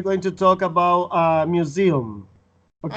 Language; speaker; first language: English; non-native, fluent; Spanish